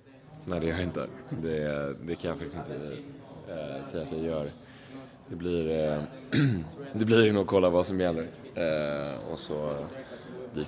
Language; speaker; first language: Swedish; native; Swedish